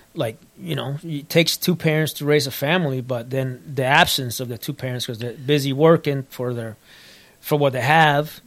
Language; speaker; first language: English; early bilingual, other home language; Spanish